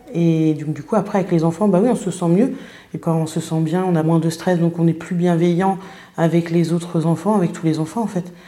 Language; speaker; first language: French; native; French